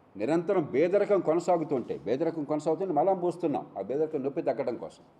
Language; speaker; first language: Telugu; native; Telugu